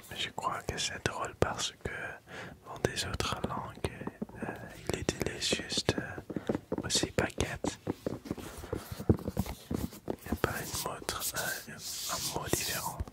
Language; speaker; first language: French; non-native, local second language; Dutch